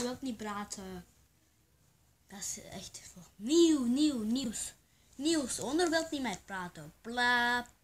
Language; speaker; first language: Dutch; early bilingual, other home language; Turkish